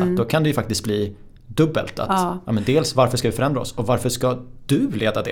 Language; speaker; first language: Swedish; native; Swedish